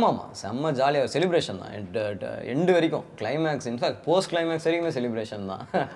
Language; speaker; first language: Tamil; native; Tamil